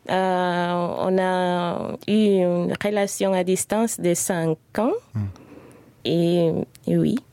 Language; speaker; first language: French; non-native, fluent; Spanish